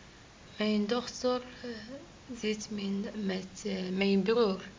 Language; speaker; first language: Dutch; non-native, learner; Arabic